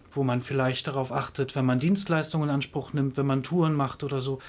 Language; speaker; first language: German; native; German